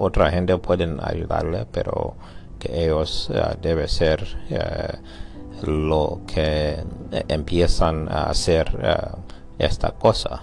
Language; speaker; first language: Spanish; non-native, learner; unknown